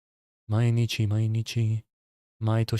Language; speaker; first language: Japanese; non-native, learner; English